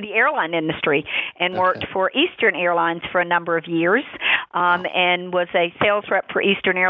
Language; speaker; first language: English; native; English